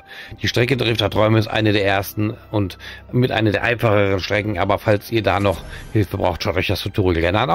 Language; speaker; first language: German; native; German